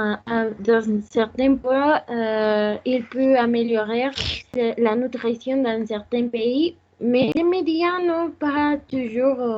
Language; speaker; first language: French; non-native, learner; Spanish